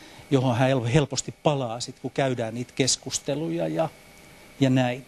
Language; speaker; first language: Finnish; native; Finnish